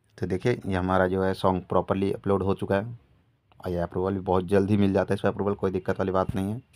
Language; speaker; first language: Hindi; native; Hindi